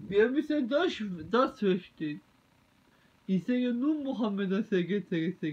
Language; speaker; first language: German; non-native, learner; Turkish